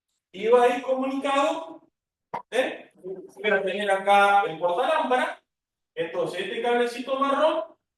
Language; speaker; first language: Spanish; native; Spanish